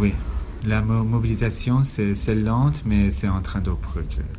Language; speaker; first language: French; non-native, learner; Persian